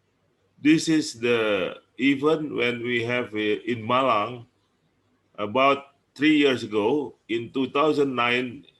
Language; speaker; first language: English; non-native, learner; Indonesian